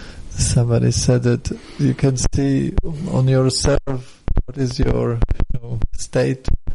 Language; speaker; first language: English; non-native, fluent; Czech